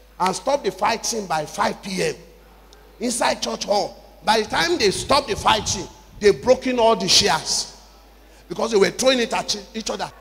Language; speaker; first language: English; non-native, local second language; Yoruba